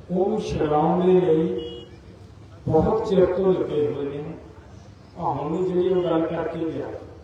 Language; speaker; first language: Hindi; non-native, local second language; Punjabi